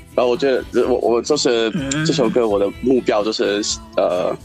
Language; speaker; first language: Chinese; non-native, fluent; English